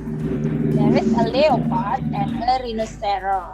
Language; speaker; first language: English; non-native, fluent; Indonesian